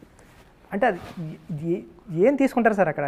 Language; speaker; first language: Telugu; native; Telugu